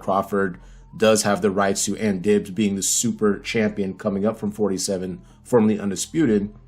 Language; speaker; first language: English; native; English